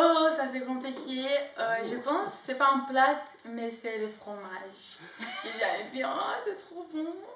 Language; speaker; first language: French; non-native, learner; Portuguese